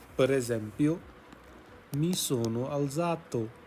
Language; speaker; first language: Italian; non-native, fluent; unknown